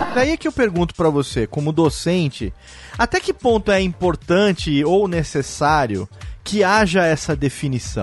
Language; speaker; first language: Portuguese; native; Portuguese